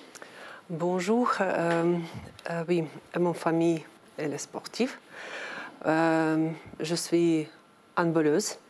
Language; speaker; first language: French; non-native, learner; Ukrainian